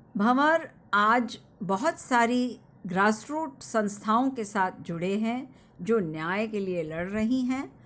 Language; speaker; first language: Hindi; native; Hindi